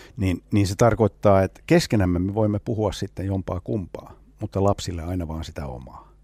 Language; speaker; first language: Finnish; native; Finnish